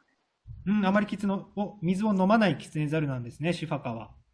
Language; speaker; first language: Japanese; native; Japanese